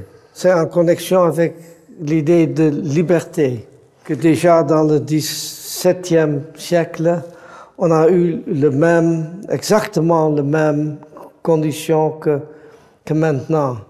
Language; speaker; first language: French; non-native, fluent; Dutch